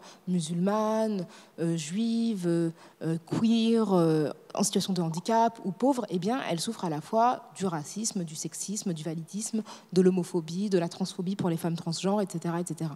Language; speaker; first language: French; native; French